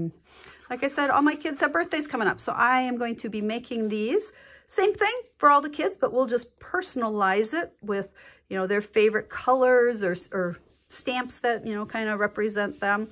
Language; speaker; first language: English; native; English